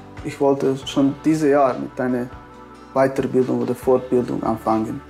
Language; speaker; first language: German; non-native, learner; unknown